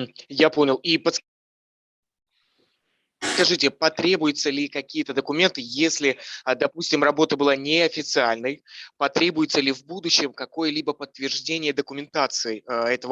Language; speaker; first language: Russian; native; Russian